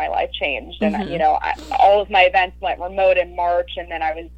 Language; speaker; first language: English; native; English